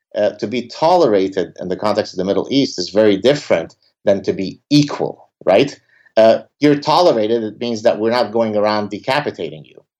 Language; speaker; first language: English; early bilingual, other home language; Arabic